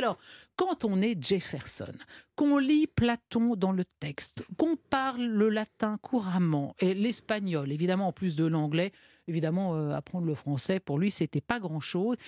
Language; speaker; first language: French; native; French